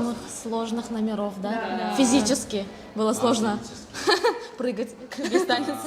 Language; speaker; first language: Russian; native; Russian